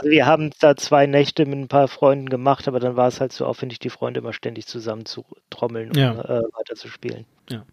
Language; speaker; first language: German; native; German